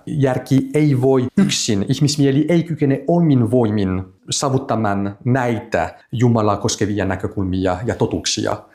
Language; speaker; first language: Finnish; non-native, fluent; French